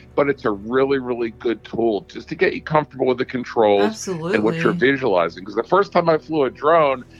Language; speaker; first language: English; native; English